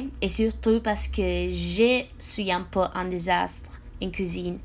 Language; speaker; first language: French; non-native, fluent; Italian